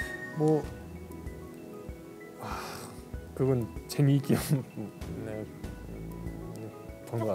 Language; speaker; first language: Korean; non-native, fluent; Russian